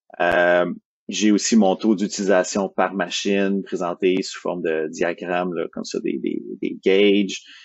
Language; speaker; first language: French; native; French